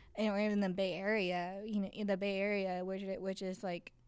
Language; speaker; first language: English; early bilingual, other home language; Chinese